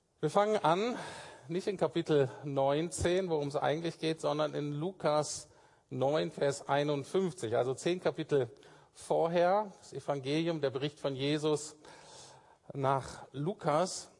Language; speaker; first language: German; native; German